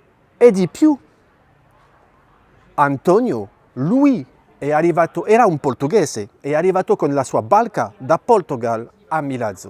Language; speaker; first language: Italian; non-native, fluent; French